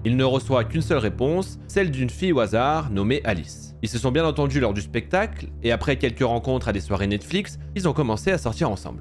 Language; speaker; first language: French; native; French